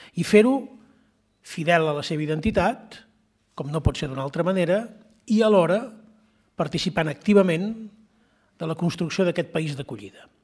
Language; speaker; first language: Catalan; native; Catalan